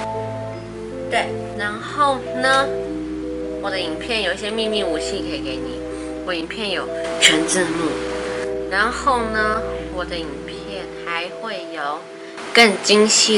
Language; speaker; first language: Chinese; native; Chinese